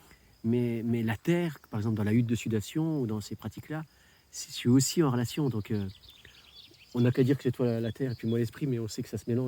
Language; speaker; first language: French; native; French